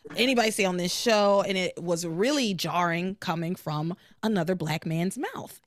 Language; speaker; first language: English; native; English